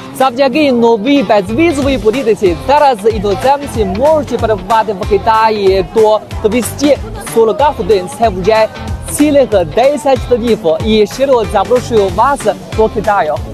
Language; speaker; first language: Ukrainian; non-native, fluent; Chinese